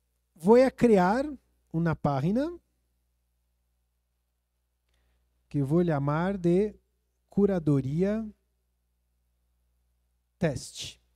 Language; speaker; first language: Spanish; non-native, fluent; Portuguese